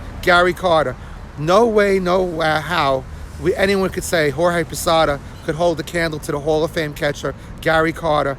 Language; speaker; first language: English; native; English